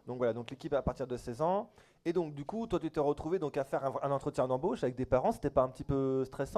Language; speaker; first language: French; native; French